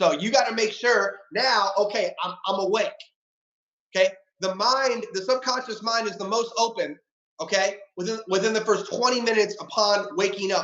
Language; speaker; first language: English; native; English